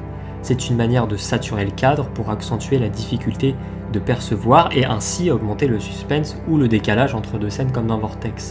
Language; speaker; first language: French; native; French